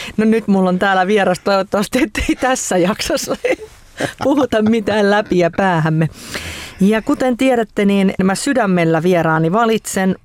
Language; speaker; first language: Finnish; native; Finnish